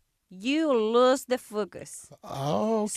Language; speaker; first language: English; non-native, learner; Spanish